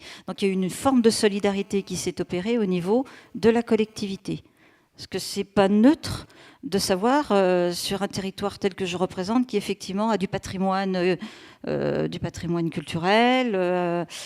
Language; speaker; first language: French; native; French